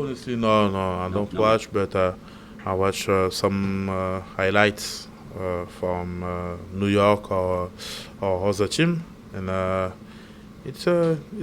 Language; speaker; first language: English; non-native, learner; French